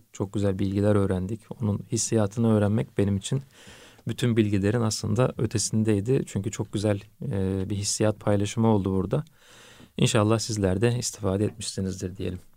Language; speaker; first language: Turkish; native; Turkish